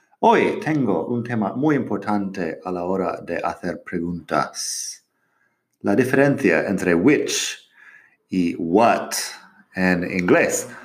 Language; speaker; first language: Spanish; non-native, fluent; English